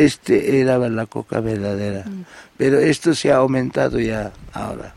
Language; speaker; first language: Spanish; non-native, local second language; Quechua